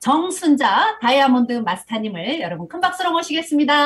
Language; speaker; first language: Korean; native; Korean